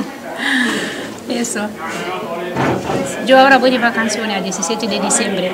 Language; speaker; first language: Spanish; non-native, learner; Romanian